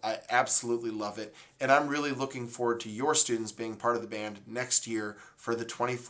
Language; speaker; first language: English; native; English